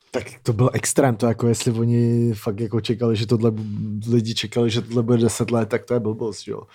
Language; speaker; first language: Czech; native; Czech